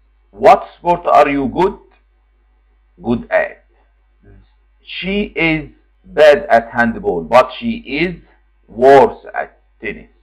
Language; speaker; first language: English; non-native, fluent; Arabic